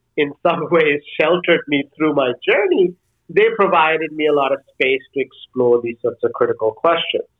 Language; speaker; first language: English; non-native, local second language; Bangla